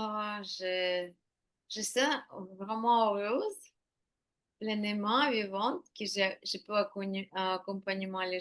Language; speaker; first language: French; non-native, learner; Ukrainian